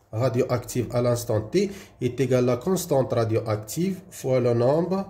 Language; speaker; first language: French; non-native, local second language; Arabic